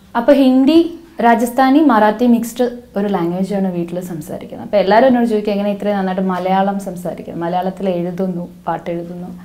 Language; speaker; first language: Malayalam; non-native, local second language; Hindi